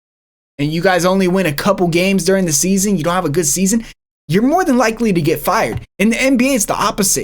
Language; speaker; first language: English; native; English